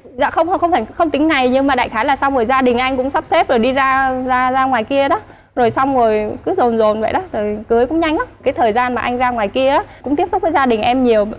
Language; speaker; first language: Vietnamese; native; Vietnamese